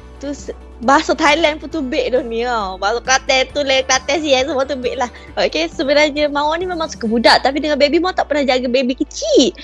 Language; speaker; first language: Malay; native; Malay